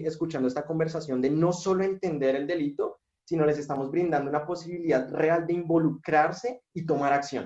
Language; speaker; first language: Spanish; native; Spanish